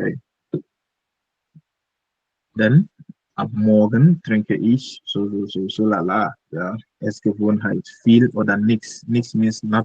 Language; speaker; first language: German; non-native, learner; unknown